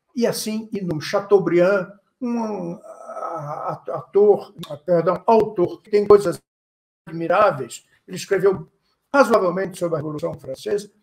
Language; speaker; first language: Portuguese; native; Portuguese